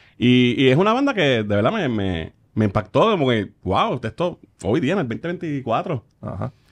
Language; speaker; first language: Spanish; native; Spanish